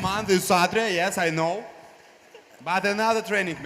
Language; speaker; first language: English; non-native, learner; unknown